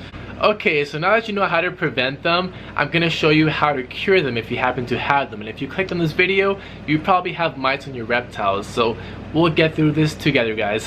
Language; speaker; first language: English; native; English